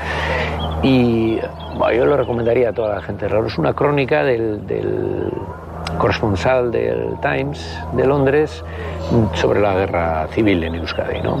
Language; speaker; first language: Spanish; native; Spanish